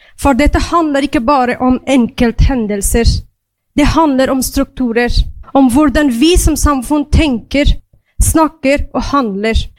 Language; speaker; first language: Norwegian; non-native, fluent; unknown